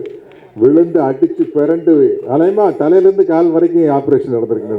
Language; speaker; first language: Tamil; native; Tamil